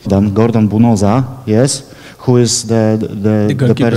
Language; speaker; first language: English; non-native, learner; Polish